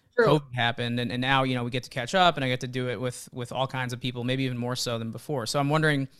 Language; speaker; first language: English; native; English